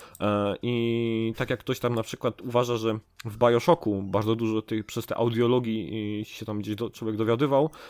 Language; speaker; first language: Polish; native; Polish